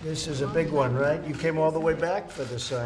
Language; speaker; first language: English; native; English